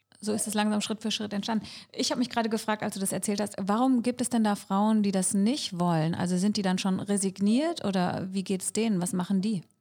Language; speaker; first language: German; native; German